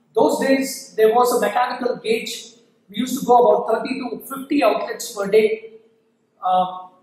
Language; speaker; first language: English; non-native, local second language; Kannada